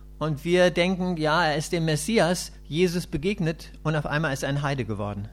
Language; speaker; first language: German; native; German